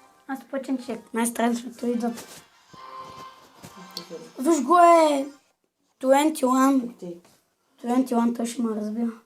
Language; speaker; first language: Bulgarian; native; Bulgarian